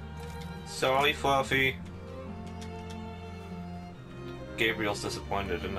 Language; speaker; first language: English; native; English